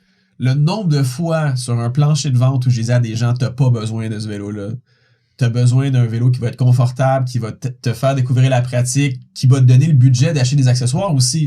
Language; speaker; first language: French; native; French